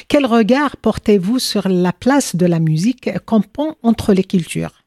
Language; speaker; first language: French; native; French